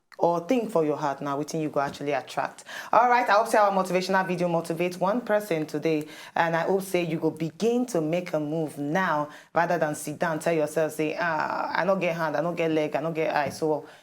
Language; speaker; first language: Nigerian Pidgin; native; Nigerian Pidgin